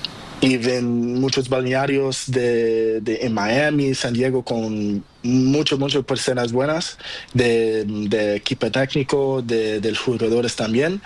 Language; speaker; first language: Spanish; non-native, learner; Portuguese